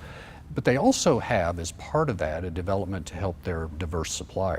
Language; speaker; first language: English; native; English